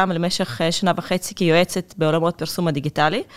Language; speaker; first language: Hebrew; non-native, fluent; Russian